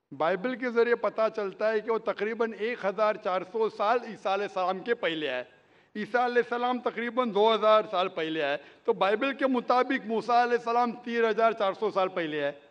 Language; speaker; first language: Hindi; non-native, local second language; Konkani